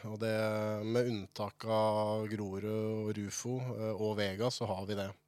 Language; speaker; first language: Norwegian; native; Norwegian